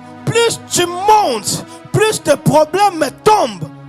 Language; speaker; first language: French; non-native, local second language; Lingala